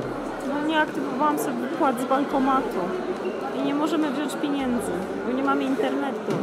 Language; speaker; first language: Polish; native; Polish